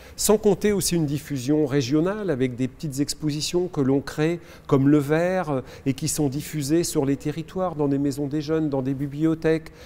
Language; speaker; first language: French; native; French